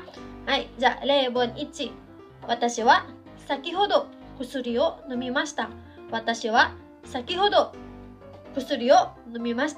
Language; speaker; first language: Japanese; non-native, fluent; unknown